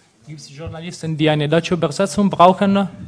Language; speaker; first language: German; non-native, fluent; Italian